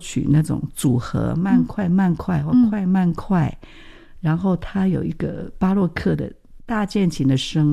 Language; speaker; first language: Chinese; native; Chinese